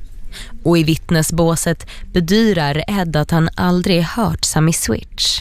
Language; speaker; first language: Swedish; native; Swedish